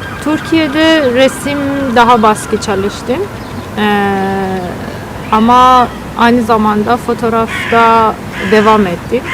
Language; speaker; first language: Turkish; non-native, learner; Persian